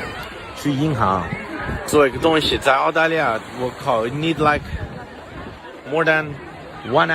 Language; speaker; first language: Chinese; non-native, fluent; English